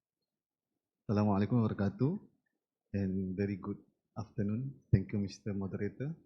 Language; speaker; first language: English; non-native, fluent; Malay